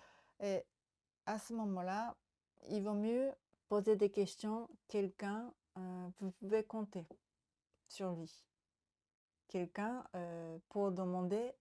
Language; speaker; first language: French; non-native, learner; Japanese